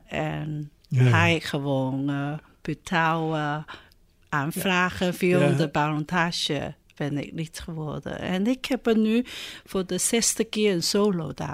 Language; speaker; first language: Dutch; non-native, learner; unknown